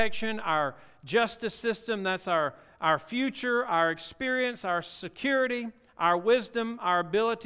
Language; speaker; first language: English; native; English